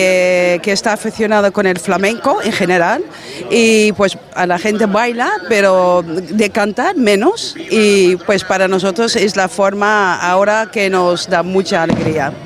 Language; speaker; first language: Spanish; non-native, fluent; Dutch